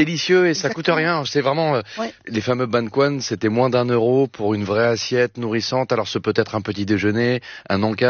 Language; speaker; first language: French; native; French